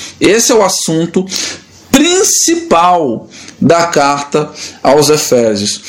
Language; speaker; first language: Portuguese; native; Portuguese